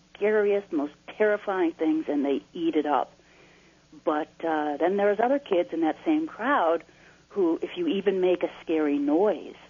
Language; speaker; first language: English; native; English